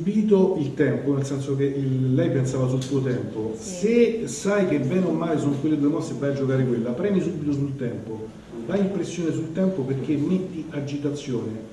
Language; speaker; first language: Italian; native; Italian